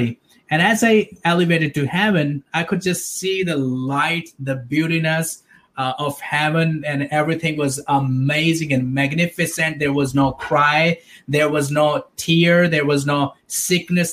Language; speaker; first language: English; non-native, local second language; Urdu